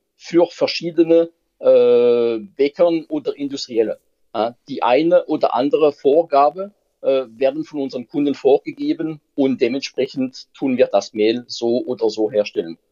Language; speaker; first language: German; non-native, fluent; French